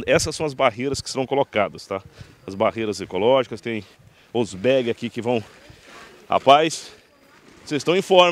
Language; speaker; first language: Portuguese; native; Portuguese